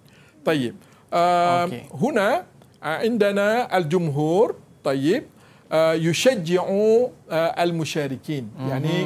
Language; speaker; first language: Arabic; non-native, fluent; Malay